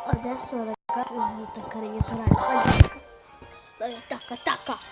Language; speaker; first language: Italian; native; Italian